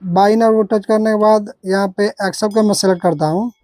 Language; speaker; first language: Hindi; native; Hindi